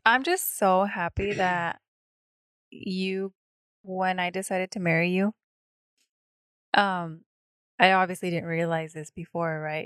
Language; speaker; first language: English; early bilingual, other home language; Spanish